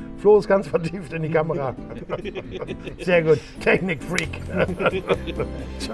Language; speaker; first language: German; native; German